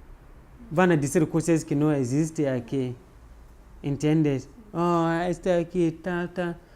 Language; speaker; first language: Spanish; non-native, learner; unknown